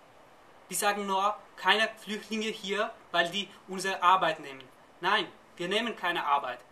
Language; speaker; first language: German; non-native, learner; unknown